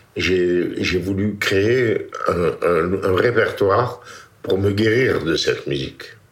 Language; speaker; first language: French; native; French